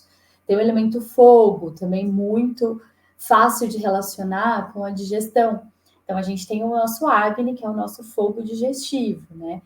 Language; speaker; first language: Portuguese; native; Portuguese